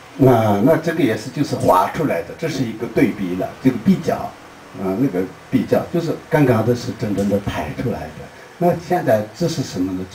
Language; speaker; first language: Chinese; non-native, local second language; Tibetan